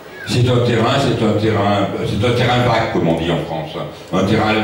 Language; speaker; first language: French; native; French